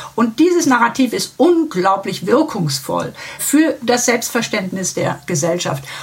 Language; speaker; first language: German; native; German